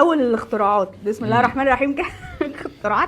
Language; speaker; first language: Arabic; native; Arabic